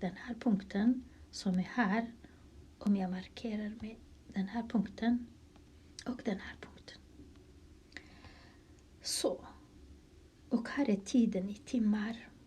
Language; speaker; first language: Swedish; non-native, fluent; Kurdish